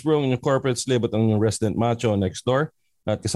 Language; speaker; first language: English; non-native, local second language; Filipino